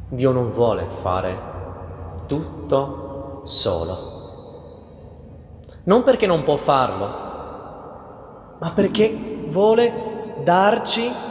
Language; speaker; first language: Italian; non-native, fluent; Portuguese